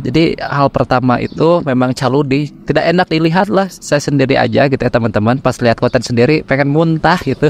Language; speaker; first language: Indonesian; native; Indonesian